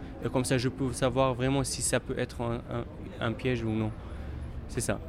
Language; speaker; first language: French; non-native, fluent; Arabic